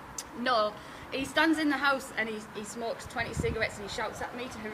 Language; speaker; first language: English; native; English